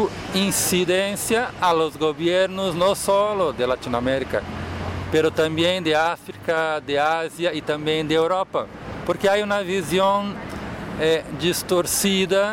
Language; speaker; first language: Spanish; non-native, fluent; Portuguese